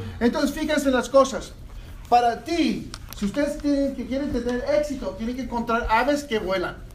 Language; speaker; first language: Spanish; early bilingual, heritage; Spanish